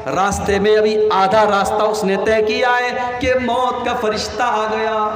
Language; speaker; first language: Urdu; native; Urdu